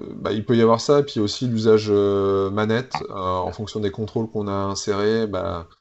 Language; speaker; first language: French; native; French